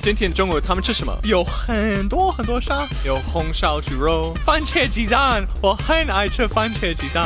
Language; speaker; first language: Chinese; non-native, fluent; English